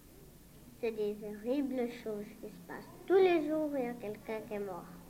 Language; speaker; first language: French; early bilingual, heritage; Spanish